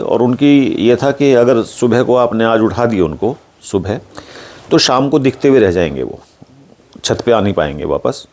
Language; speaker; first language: Hindi; native; Hindi